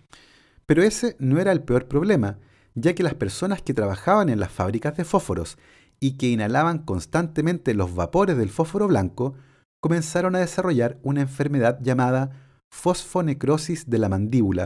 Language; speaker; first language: Spanish; native; Spanish